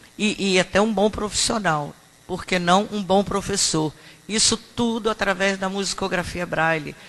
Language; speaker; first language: Portuguese; native; Portuguese